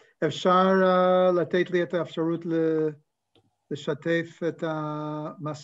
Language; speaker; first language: Hebrew; non-native, fluent; English